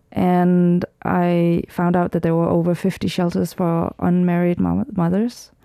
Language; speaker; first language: English; early bilingual, heritage; Danish